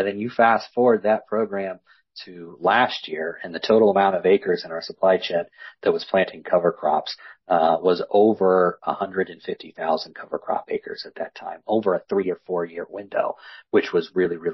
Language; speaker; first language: English; native; English